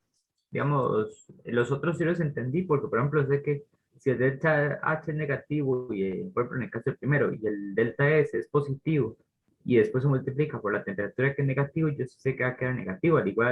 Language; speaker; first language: Spanish; native; Spanish